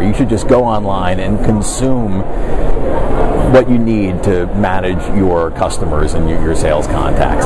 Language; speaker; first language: English; native; English